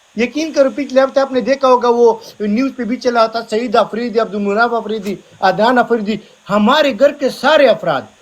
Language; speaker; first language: Urdu; non-native, local second language; Pashto